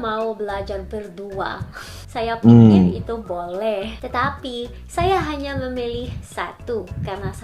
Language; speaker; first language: Indonesian; non-native, fluent; Filipino